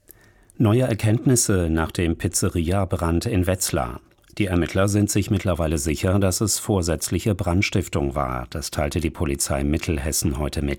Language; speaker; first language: German; native; German